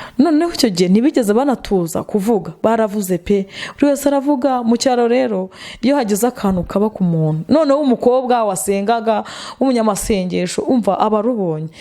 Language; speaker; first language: Kinyarwanda; native; Kinyarwanda